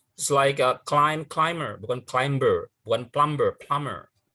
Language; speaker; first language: English; non-native, fluent; Indonesian